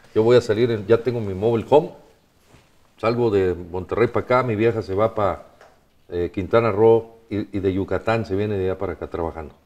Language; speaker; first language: Spanish; native; Spanish